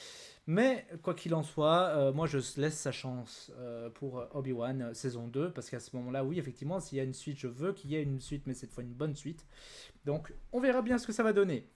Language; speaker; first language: French; native; French